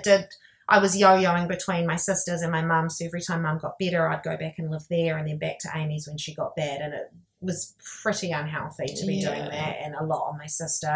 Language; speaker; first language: English; native; English